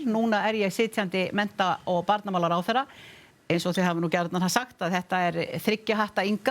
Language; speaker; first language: Icelandic; native; Icelandic